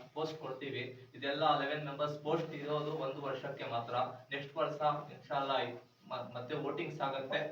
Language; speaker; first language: Kannada; non-native, local second language; Urdu